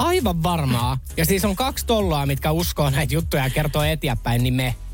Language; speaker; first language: Finnish; native; Finnish